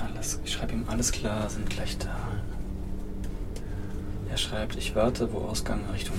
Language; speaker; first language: German; native; German